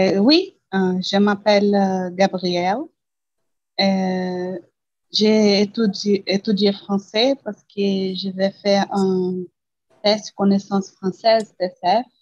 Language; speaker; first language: French; non-native, learner; Portuguese